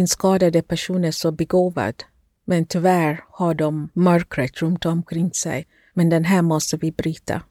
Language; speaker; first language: Swedish; non-native, fluent; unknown